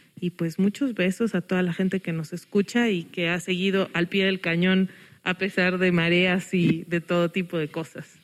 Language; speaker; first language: Spanish; early bilingual, heritage; English